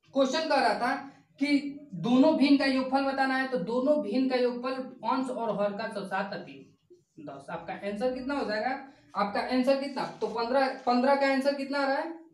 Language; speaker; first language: Hindi; native; Hindi